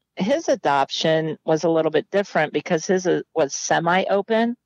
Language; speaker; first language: English; native; English